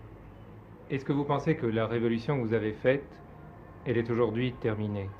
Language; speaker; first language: French; native; French